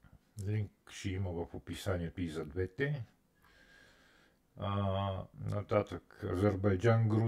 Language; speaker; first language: Bulgarian; native; Bulgarian